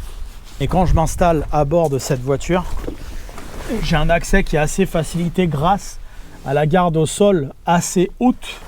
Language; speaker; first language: French; native; French